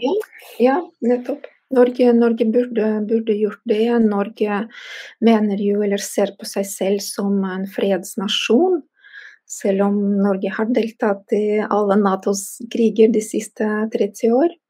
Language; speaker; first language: Norwegian; non-native, fluent; Russian